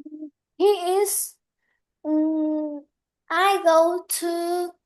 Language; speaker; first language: English; non-native, learner; Vietnamese